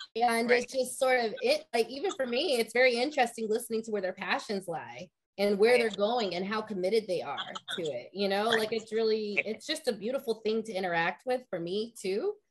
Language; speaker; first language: English; native; English